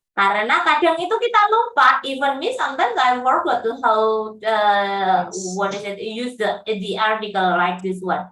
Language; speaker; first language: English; non-native, fluent; Indonesian